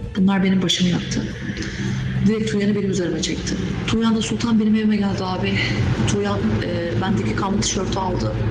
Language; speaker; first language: Turkish; native; Turkish